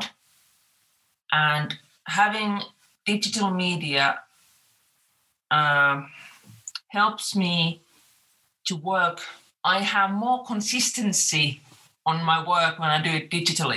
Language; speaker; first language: English; non-native, fluent; Finnish